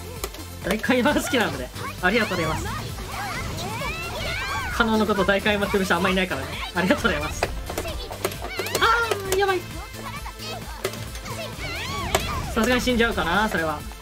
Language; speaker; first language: Japanese; native; Japanese